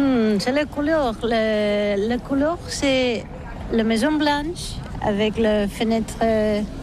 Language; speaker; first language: French; non-native, learner; Catalan